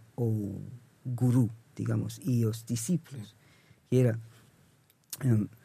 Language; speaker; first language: Portuguese; non-native, learner; English